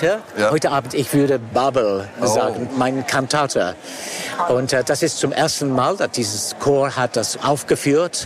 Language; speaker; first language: German; non-native, fluent; English